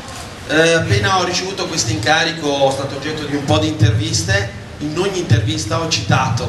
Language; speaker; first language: Italian; native; Italian